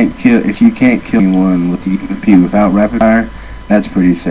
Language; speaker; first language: English; native; English